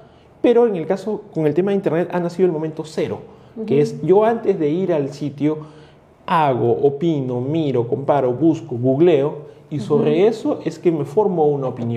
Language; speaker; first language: Spanish; native; Spanish